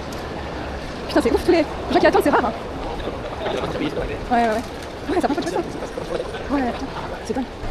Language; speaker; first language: French; native; French